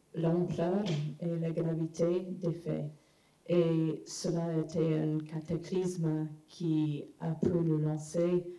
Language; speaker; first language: French; non-native, fluent; English